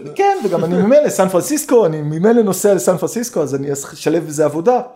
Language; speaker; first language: Hebrew; native; Hebrew